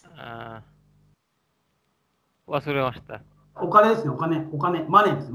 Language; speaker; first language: Japanese; non-native, learner; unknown